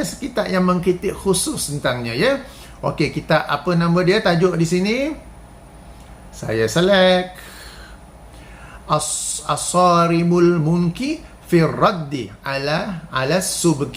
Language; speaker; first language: Malay; native; Malay